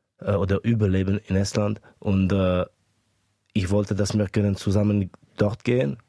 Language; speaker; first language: German; early bilingual, other home language; Estonian